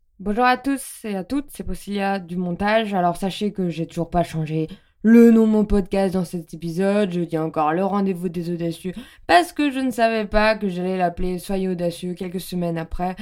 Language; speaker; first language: French; native; French